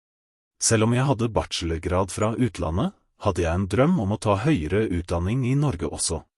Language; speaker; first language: Norwegian; non-native, fluent; Russian